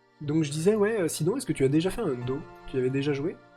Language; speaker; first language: French; native; French